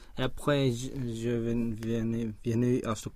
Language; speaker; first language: French; non-native, learner; Spanish